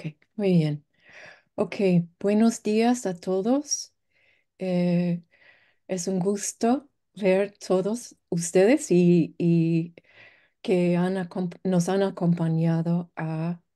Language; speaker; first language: Spanish; non-native, fluent; English